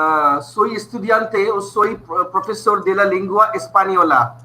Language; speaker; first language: Spanish; non-native, fluent; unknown